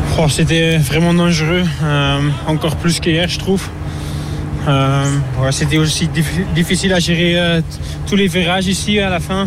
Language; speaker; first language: French; non-native, fluent; Dutch